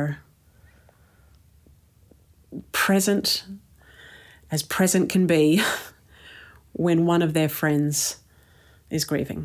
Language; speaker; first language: English; native; English